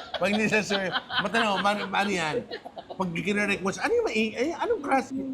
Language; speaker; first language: Filipino; native; Filipino